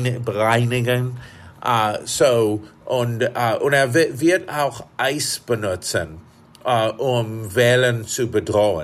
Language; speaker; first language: German; non-native, fluent; English